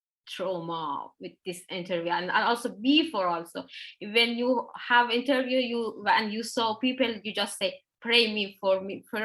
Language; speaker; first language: English; non-native, learner; Persian